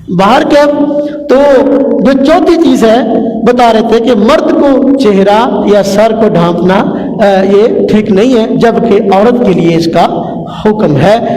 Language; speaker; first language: Urdu; non-native, local second language; Punjabi